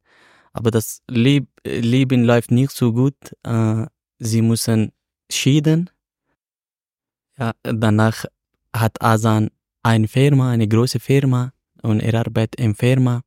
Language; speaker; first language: German; non-native, learner; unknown